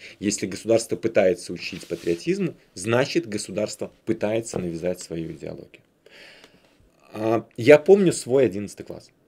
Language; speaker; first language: Russian; native; Russian